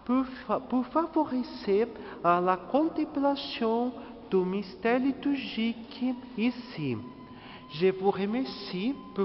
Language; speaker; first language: French; non-native, learner; Portuguese